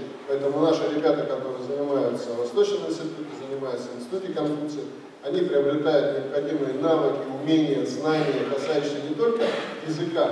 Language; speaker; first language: Russian; native; Russian